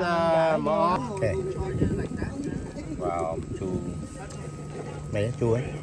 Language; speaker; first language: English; non-native, learner; Khmer